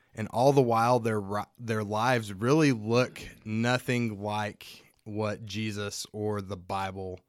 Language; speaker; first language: English; native; English